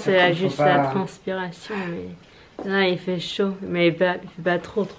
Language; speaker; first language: French; non-native, learner; English